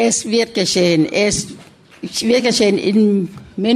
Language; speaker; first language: German; non-native, learner; Thai